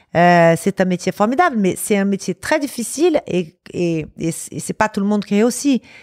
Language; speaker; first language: French; non-native, fluent; Portuguese